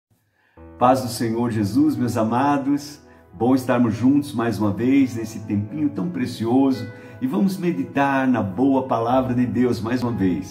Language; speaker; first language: Portuguese; native; Portuguese